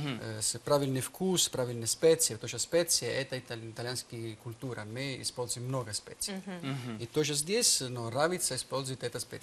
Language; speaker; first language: Russian; non-native, learner; Italian